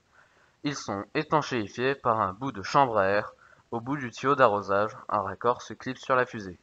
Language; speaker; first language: French; native; French